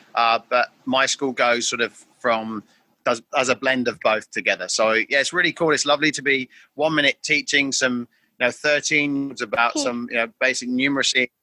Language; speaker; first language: English; native; English